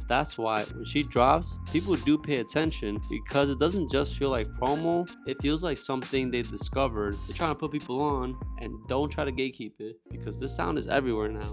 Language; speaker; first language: English; native; English